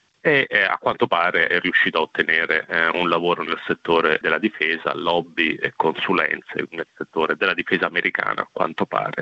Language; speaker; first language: Italian; native; Italian